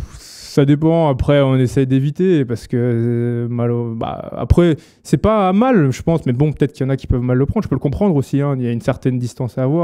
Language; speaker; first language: French; native; French